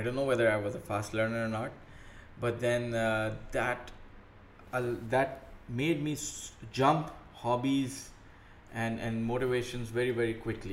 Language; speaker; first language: English; non-native, local second language; Urdu